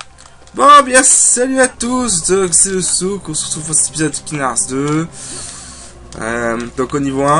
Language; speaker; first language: French; native; French